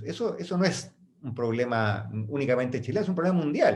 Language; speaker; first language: Spanish; native; Spanish